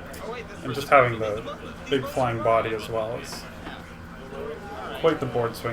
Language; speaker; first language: English; native; English